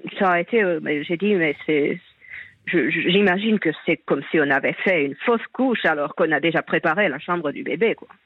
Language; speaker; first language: French; non-native, fluent; Finnish